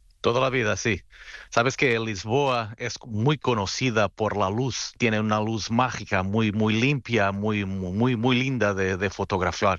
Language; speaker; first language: Spanish; non-native, fluent; Portuguese